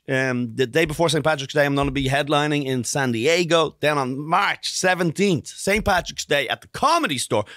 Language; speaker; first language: English; native; English